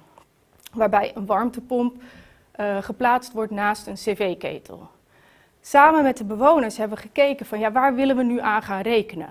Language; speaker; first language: Dutch; native; Dutch